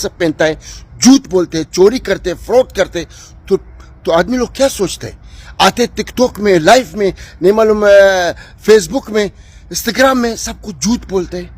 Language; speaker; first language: Hindi; non-native, learner; Arabic